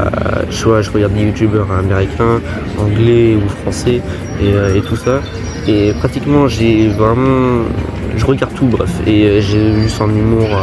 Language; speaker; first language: French; early bilingual, other home language; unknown